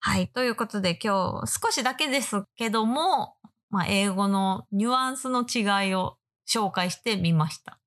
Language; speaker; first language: Japanese; native; Japanese